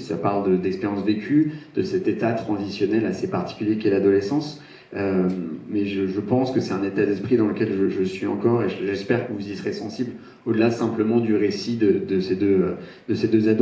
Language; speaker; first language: French; native; French